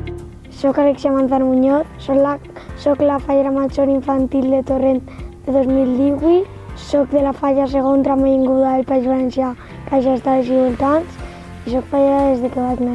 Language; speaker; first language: Catalan; non-native, local second language; Spanish